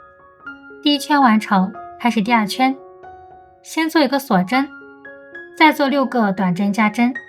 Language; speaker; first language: Chinese; native; Chinese